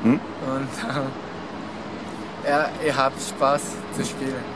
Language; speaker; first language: German; non-native, learner; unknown